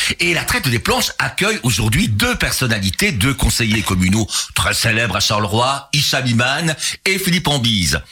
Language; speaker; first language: French; native; French